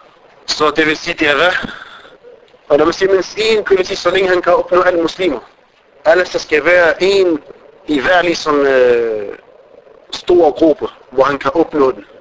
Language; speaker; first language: Danish; non-native, fluent; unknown